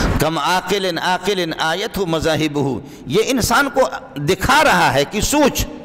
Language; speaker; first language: Urdu; non-native, local second language; Brahui